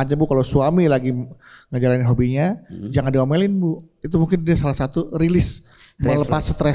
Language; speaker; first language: Indonesian; native; Indonesian